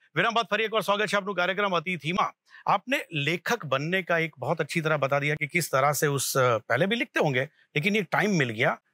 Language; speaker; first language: Hindi; non-native, local second language; Gujarati